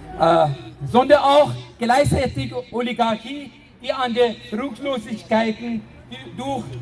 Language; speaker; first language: German; non-native, fluent; Persian